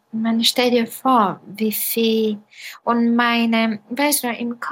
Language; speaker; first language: German; non-native, fluent; Bulgarian